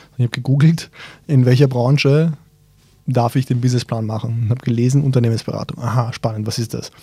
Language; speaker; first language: German; early bilingual, other home language; Bosnian